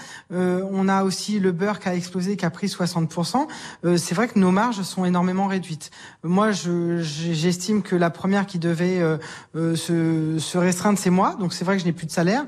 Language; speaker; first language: French; native; French